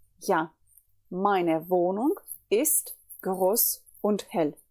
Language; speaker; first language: German; non-native, fluent; Ukrainian